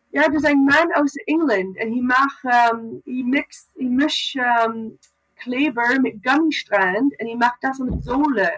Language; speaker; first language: German; non-native, learner; English